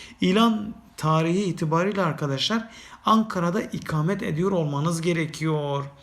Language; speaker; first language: Turkish; native; Turkish